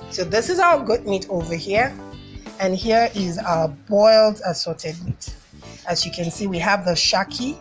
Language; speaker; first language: English; non-native, local second language; Igbo